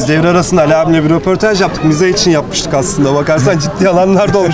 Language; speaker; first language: Turkish; native; Turkish